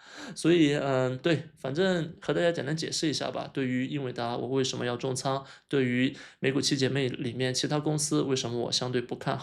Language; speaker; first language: Chinese; native; Chinese